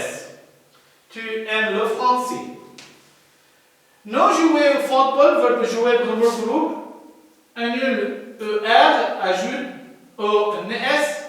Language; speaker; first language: French; non-native, learner; Arabic